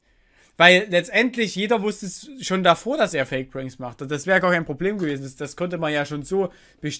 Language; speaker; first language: German; native; German